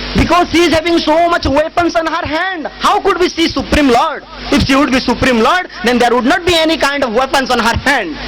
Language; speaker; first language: English; non-native, local second language; Hindi